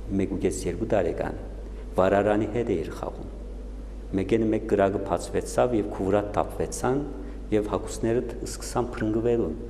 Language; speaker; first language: Armenian; native; Armenian